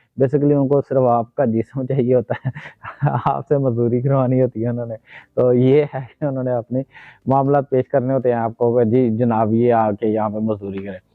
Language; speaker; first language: Urdu; non-native, local second language; Punjabi